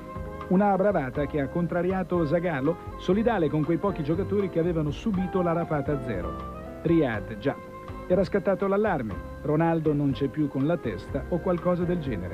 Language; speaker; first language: Italian; native; Italian